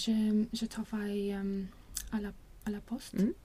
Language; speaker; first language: French; non-native, learner; Swedish